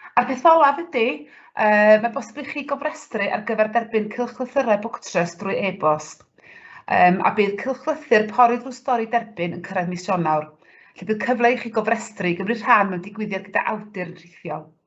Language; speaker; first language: Welsh; native; Welsh